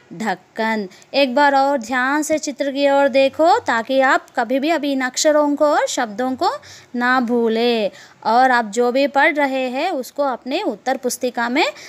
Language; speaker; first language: Hindi; non-native, local second language; Telugu